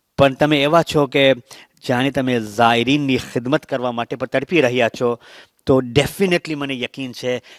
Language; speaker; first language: Gujarati; early bilingual, heritage; Gujarati